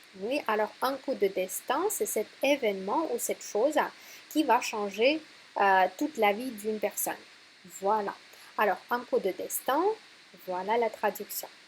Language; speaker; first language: French; non-native, fluent; Russian